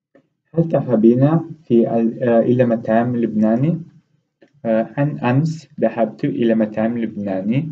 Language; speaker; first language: Arabic; non-native, learner; Romanian